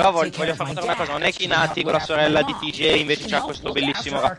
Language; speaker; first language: Italian; native; Italian